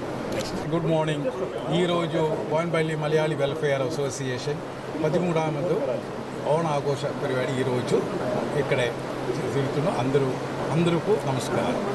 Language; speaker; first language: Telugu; non-native, fluent; Malayalam